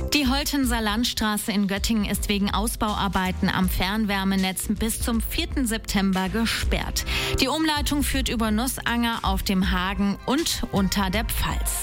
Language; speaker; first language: German; native; German